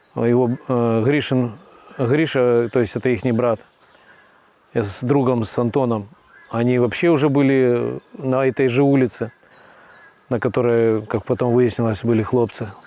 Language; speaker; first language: Russian; native; Russian